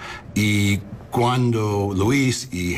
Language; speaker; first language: Spanish; non-native, learner; English